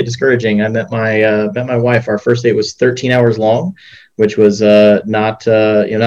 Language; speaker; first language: English; native; English